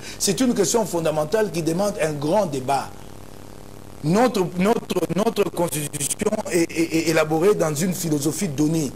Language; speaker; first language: French; non-native, local second language; Lingala